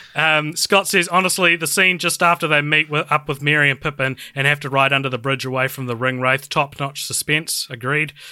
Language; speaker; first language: English; native; English